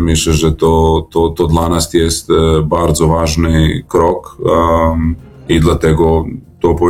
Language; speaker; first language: Polish; non-native, learner; Serbian